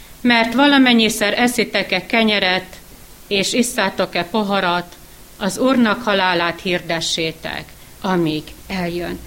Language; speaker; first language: Hungarian; native; Hungarian